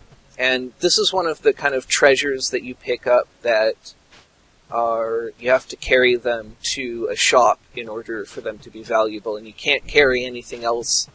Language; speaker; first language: English; native; English